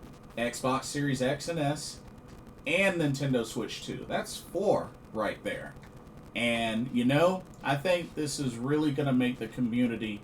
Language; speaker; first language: English; native; English